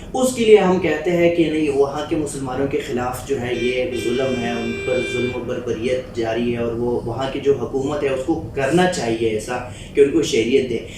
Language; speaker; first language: Urdu; non-native, local second language; Pashto